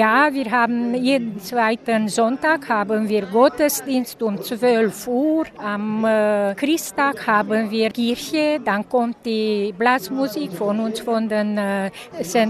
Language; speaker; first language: German; non-native, local second language; Romanian